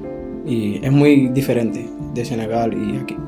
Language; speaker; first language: Spanish; non-native, learner; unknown